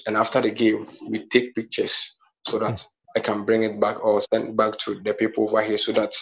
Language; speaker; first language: English; non-native, local second language; Akan